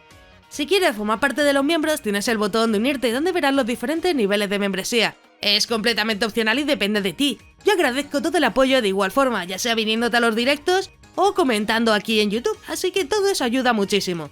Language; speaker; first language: Spanish; native; Spanish